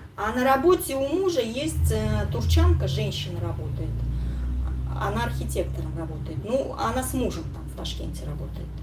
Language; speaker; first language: Russian; native; Russian